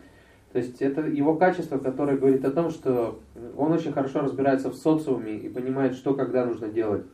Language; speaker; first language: Russian; native; Russian